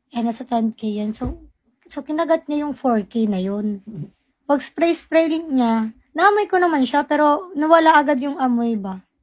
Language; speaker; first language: Filipino; non-native, local second language; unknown